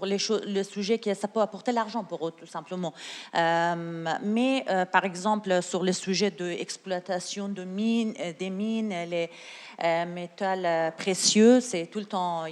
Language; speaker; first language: French; non-native, learner; Persian